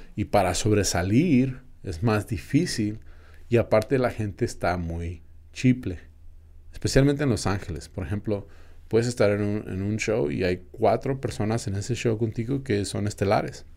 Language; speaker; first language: Spanish; early bilingual, other home language; English